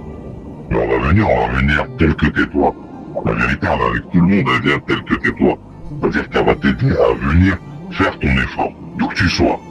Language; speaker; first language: French; native; French